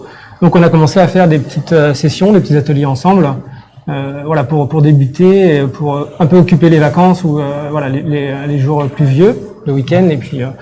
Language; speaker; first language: French; native; French